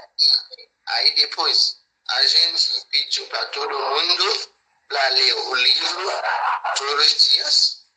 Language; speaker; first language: Portuguese; non-native, learner; Haitian Creole